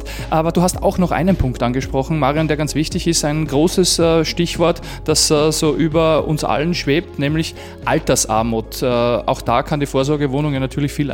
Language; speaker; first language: German; native; German